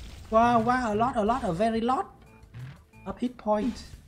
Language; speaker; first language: English; non-native, fluent; Vietnamese